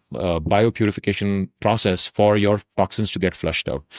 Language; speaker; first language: English; non-native, local second language; Tamil